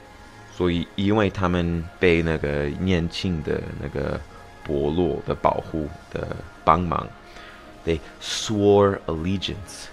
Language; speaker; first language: Chinese; non-native, fluent; English